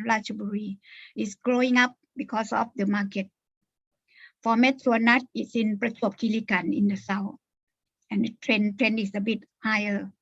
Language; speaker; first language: English; non-native, learner; Thai